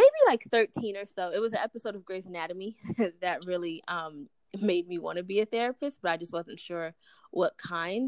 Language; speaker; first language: English; native; English